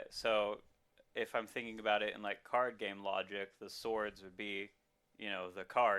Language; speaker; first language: English; native; English